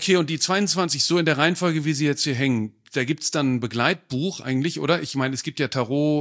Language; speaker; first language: German; native; German